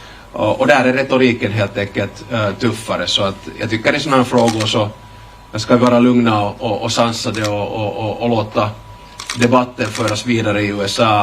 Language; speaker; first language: Swedish; native; Swedish